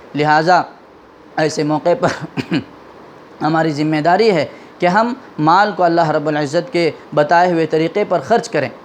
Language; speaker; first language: Urdu; non-native, local second language; Konkani